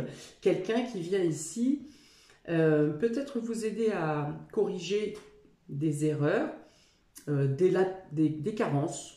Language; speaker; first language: French; native; French